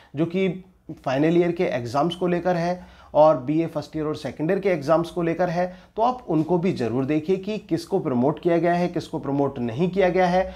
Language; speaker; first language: Hindi; native; Hindi